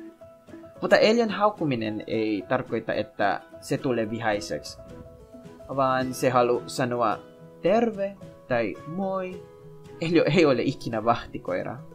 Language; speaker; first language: Finnish; non-native, learner; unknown